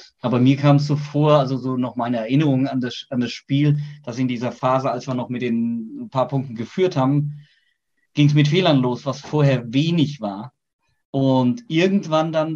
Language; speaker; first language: German; native; German